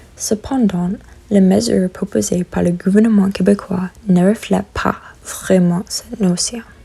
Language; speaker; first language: French; non-native, local second language; English